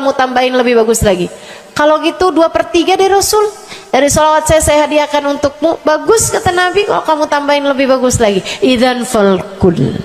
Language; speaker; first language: Indonesian; native; Indonesian